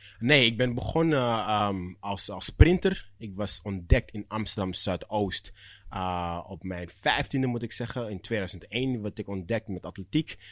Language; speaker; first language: Dutch; early bilingual, other home language; Akan